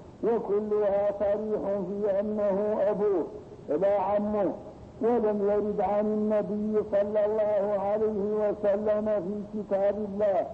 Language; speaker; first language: Arabic; native; Arabic